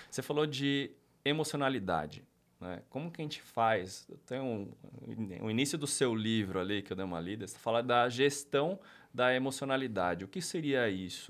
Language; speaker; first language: Portuguese; native; Portuguese